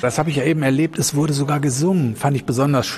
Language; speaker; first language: German; native; German